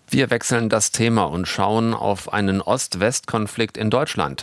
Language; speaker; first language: German; native; German